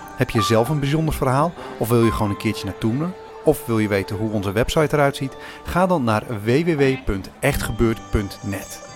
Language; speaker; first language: Dutch; native; Dutch